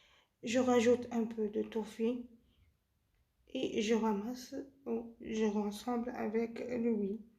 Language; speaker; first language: French; non-native, local second language; Arabic